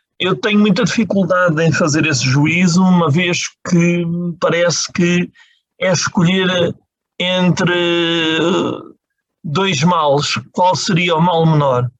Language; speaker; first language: Portuguese; native; Portuguese